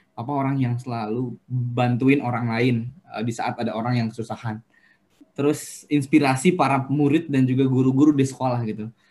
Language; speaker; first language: Indonesian; native; Indonesian